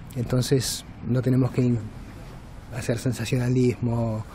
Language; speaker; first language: Spanish; native; Spanish